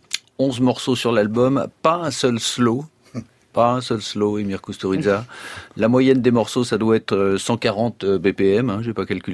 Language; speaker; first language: French; native; French